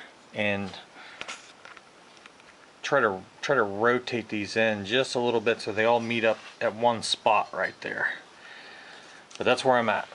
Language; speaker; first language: English; native; English